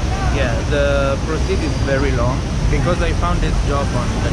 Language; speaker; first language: English; non-native, fluent; Italian